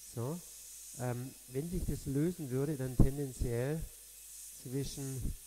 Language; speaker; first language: German; native; German